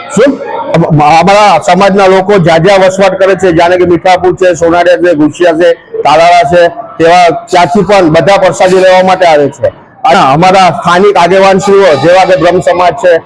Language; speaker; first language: Gujarati; native; Gujarati